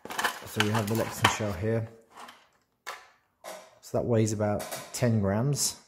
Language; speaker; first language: English; native; English